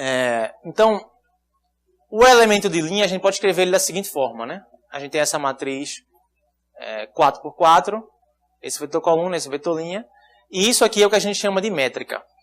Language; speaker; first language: Portuguese; native; Portuguese